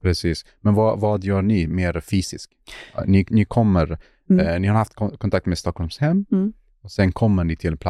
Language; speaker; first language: Swedish; non-native, fluent; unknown